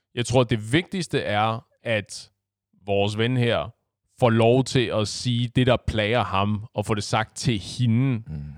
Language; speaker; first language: Danish; non-native, fluent; Chinese